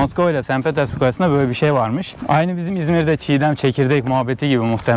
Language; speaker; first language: Turkish; native; Turkish